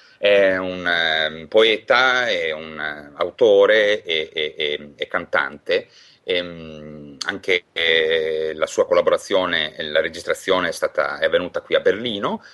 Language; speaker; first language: Italian; native; Italian